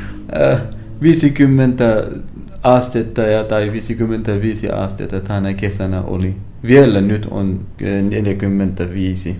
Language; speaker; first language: Finnish; non-native, learner; Arabic